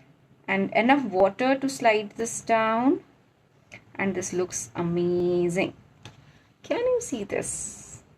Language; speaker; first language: English; non-native, local second language; Hindi